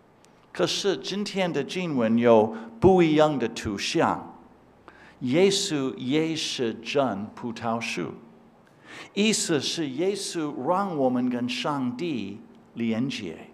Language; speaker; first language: Chinese; non-native, fluent; English